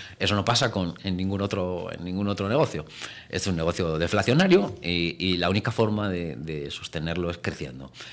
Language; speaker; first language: Spanish; native; Spanish